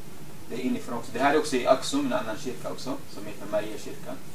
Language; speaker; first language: Swedish; non-native, fluent; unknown